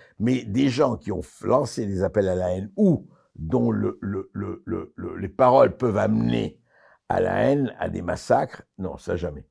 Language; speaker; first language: French; native; French